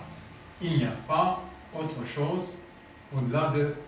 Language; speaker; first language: French; non-native, fluent; Arabic